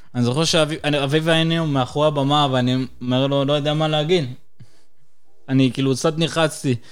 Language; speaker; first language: Hebrew; early bilingual, other home language; Russian